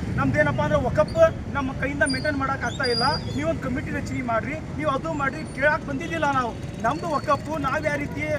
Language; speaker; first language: Kannada; non-native, local second language; Urdu